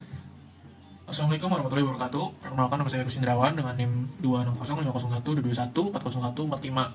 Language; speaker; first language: Indonesian; native; Indonesian